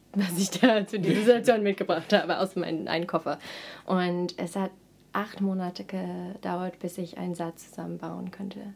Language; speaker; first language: German; non-native, fluent; English